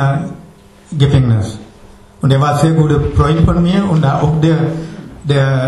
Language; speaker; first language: German; non-native, learner; Sinhala